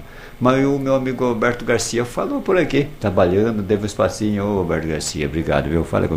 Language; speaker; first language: Portuguese; native; Portuguese